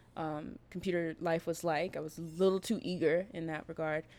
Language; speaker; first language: English; native; English